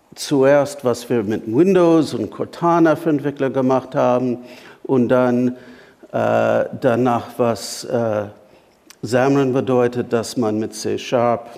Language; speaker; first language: German; non-native, fluent; English